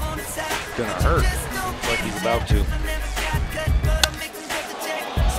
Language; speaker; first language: English; native; English